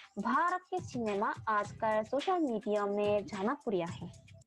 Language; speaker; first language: Hindi; non-native, learner; Korean